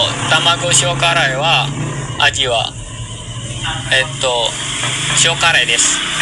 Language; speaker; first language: Japanese; non-native, learner; Indonesian